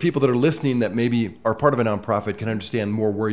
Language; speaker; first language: English; native; English